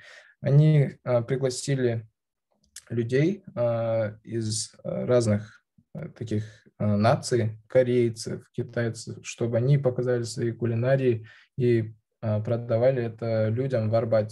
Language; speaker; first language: Russian; non-native, local second language; Kazakh